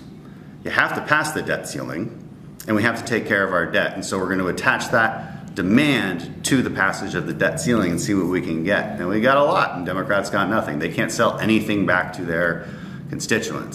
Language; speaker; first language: English; native; English